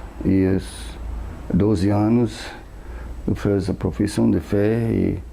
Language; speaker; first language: Portuguese; non-native, fluent; English